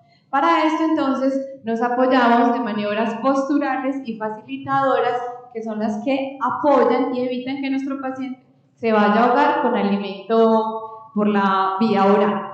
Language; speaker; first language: Spanish; native; Spanish